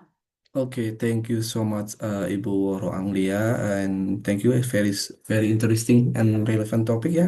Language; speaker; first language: English; non-native, fluent; Indonesian